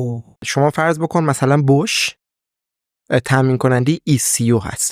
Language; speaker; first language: Persian; native; Persian